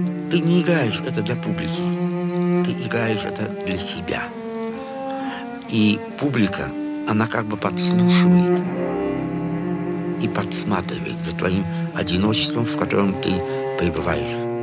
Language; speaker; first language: Russian; native; Russian